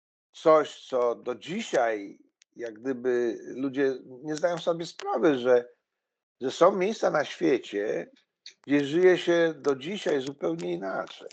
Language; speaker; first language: Polish; native; Polish